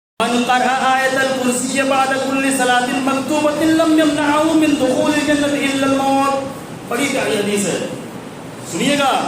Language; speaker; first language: Urdu; native; Urdu